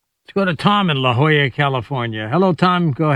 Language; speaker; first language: English; native; English